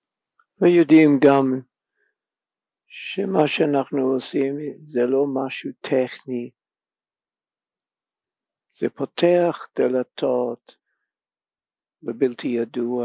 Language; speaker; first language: Hebrew; non-native, fluent; English